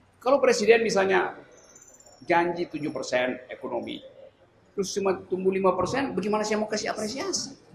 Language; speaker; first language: Indonesian; native; Indonesian